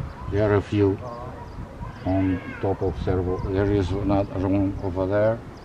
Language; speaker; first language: English; non-native, fluent; Portuguese